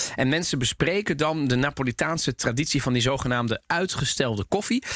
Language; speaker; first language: Dutch; early bilingual, other home language; Italian